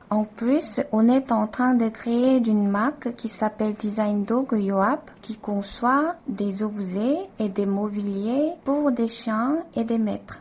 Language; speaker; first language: French; non-native, fluent; Korean